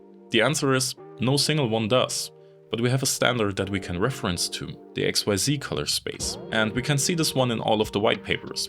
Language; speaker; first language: English; non-native, fluent; German